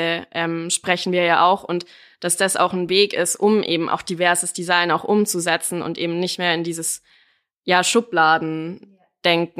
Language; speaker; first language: German; native; German